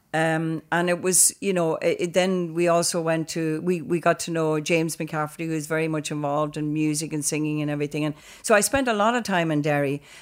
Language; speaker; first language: English; native; English